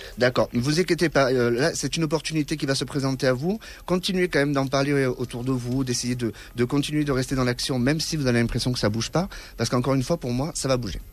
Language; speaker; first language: French; native; French